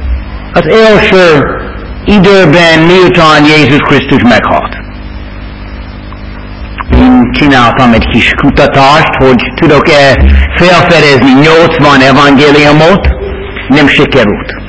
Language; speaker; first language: Hungarian; non-native, fluent; English